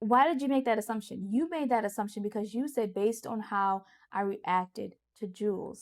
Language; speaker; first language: English; native; English